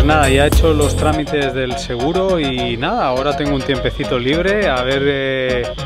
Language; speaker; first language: Spanish; native; Spanish